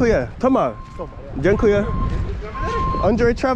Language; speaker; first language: Polish; non-native, learner; English